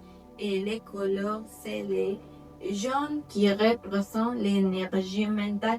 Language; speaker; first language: French; non-native, learner; Spanish